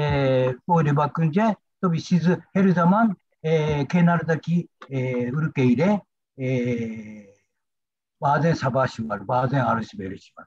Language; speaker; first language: Turkish; non-native, learner; Japanese